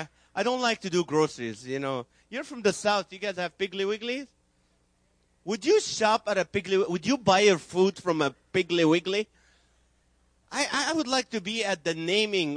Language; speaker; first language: English; non-native, fluent; Arabic